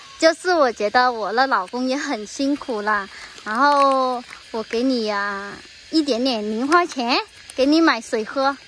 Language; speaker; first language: Chinese; non-native, fluent; Vietnamese